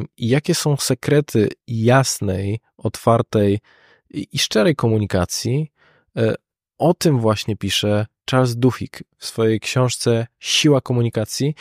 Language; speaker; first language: Polish; native; Polish